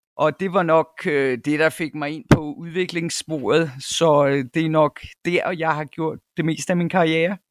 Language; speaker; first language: Danish; native; Danish